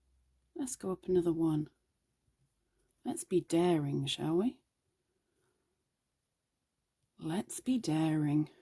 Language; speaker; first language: English; native; English